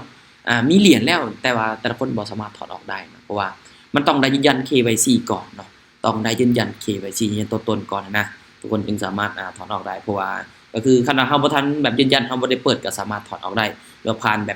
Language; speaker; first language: Thai; non-native, local second language; Lao